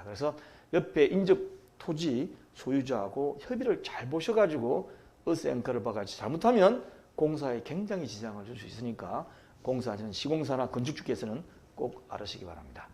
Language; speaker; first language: Korean; native; Korean